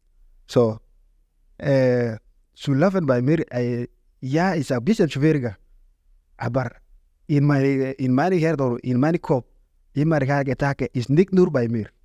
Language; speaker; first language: German; non-native, learner; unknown